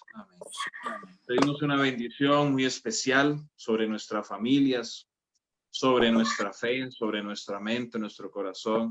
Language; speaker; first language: Spanish; native; Spanish